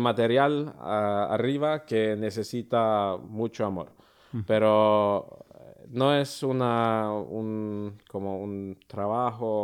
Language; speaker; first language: Spanish; early bilingual, other home language; Finnish